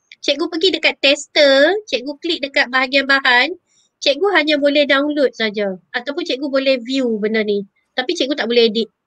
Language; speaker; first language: Malay; native; Malay